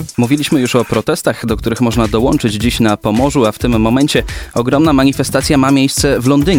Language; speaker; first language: Polish; native; Polish